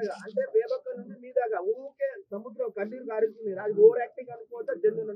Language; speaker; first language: Telugu; native; Telugu